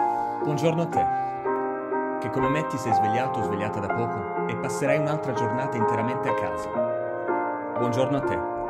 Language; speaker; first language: Italian; native; Italian